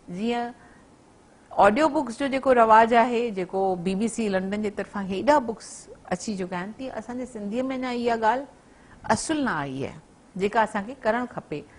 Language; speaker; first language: Sindhi; early bilingual, heritage; Sindhi